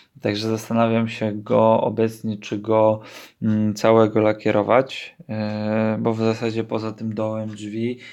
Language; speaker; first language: Polish; native; Polish